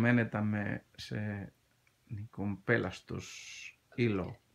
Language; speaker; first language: Finnish; non-native, learner; Spanish